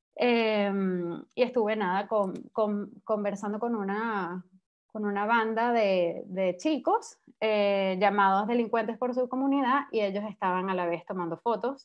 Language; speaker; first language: Spanish; native; Spanish